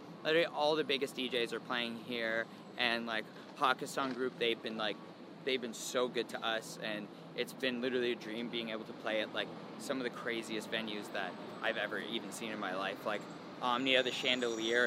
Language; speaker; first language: English; native; English